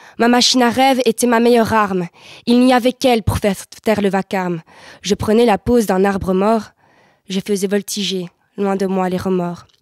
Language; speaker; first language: French; native; French